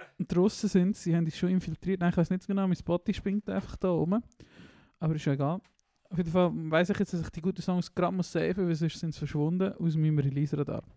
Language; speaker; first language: German; native; German